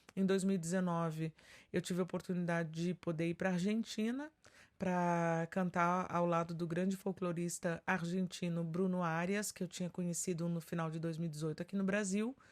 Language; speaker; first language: Portuguese; early bilingual, heritage; Portuguese